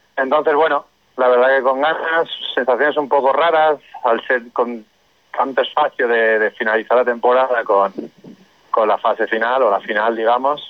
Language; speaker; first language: Spanish; non-native, local second language; Catalan